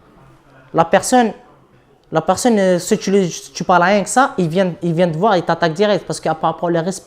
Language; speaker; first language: French; non-native, local second language; Arabic